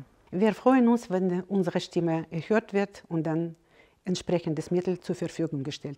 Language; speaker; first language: German; non-native, fluent; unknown